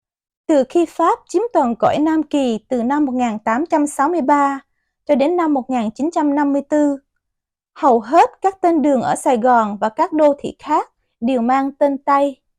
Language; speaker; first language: Vietnamese; native; Vietnamese